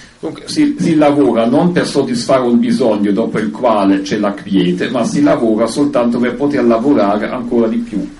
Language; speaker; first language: Italian; non-native, fluent; German